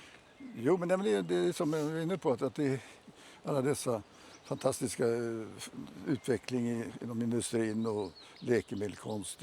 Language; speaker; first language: Swedish; native; Swedish